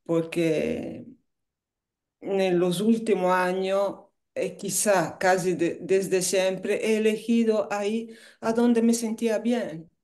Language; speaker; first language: Spanish; non-native, fluent; Italian